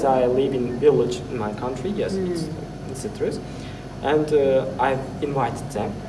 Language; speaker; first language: English; non-native, fluent; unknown